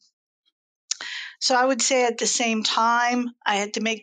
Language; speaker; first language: English; native; English